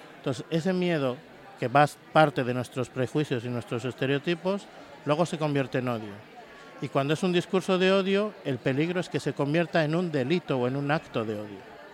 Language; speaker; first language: Spanish; native; Spanish